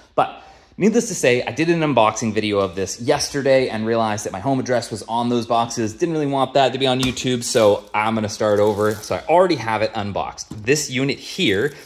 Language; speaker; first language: English; native; English